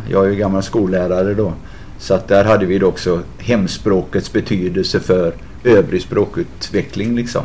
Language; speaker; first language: Swedish; native; Swedish